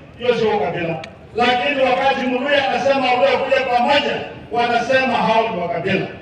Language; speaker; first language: Swahili; non-native, local second language; Luyia